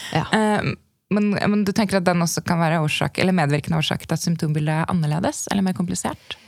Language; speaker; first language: Norwegian; native; Norwegian